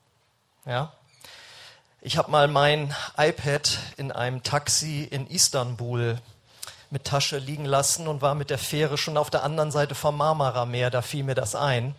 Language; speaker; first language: German; native; German